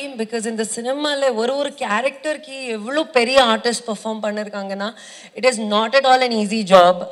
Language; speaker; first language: Tamil; non-native, learner; Kannada